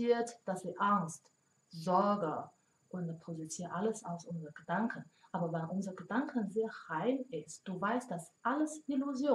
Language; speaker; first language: German; non-native, learner; Chinese